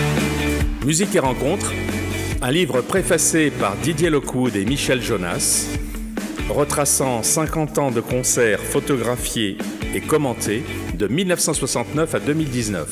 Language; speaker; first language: French; native; French